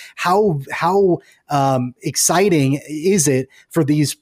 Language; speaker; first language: English; native; English